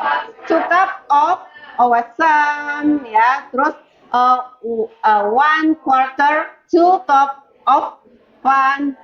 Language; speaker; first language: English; non-native, learner; Indonesian